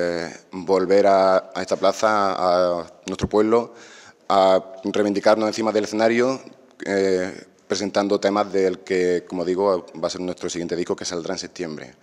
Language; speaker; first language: Spanish; native; Spanish